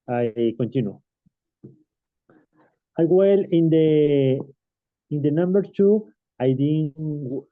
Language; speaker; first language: English; non-native, learner; Spanish